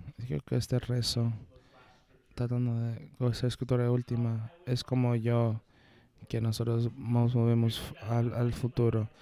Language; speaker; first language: Spanish; non-native, fluent; English